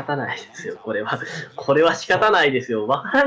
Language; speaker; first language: Japanese; native; Japanese